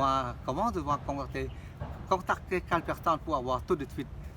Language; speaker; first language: French; non-native, fluent; Khmer